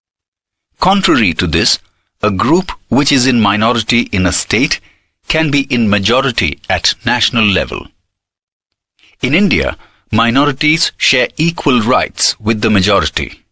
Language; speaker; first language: English; non-native, local second language; Gujarati